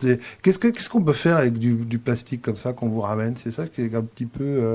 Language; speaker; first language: French; native; French